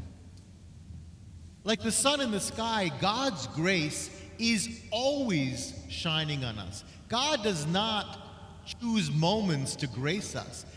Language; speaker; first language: English; native; English